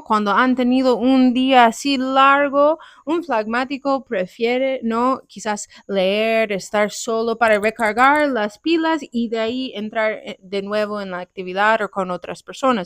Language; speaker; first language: Spanish; non-native, fluent; English